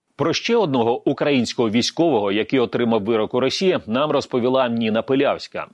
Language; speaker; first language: Ukrainian; native; Ukrainian